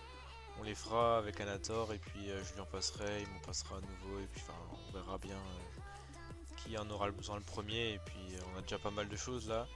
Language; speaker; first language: French; native; French